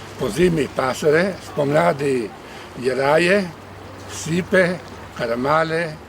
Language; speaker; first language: Slovenian; native; Slovenian